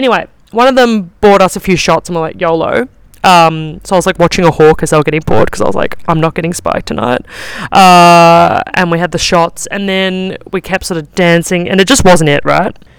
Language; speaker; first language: English; native; English